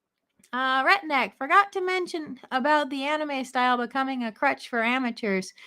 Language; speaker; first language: English; native; English